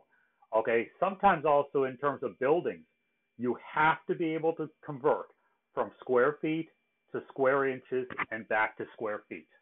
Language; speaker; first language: English; native; English